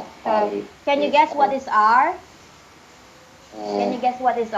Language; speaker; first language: English; non-native, fluent; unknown